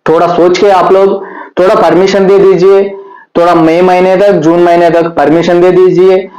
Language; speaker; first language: Hindi; non-native, local second language; Telugu